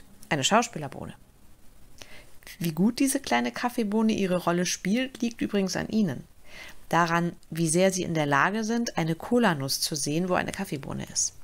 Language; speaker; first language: German; native; German